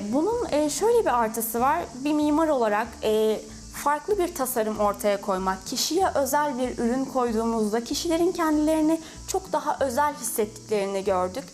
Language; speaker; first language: Turkish; native; Turkish